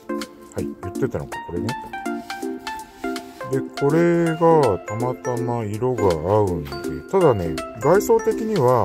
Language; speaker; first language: Japanese; native; Japanese